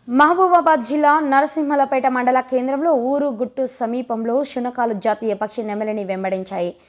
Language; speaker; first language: Telugu; native; Telugu